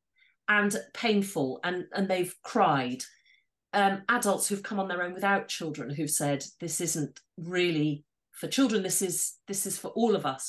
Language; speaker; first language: English; native; English